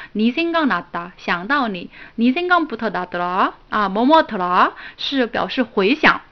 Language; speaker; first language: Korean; non-native, fluent; Chinese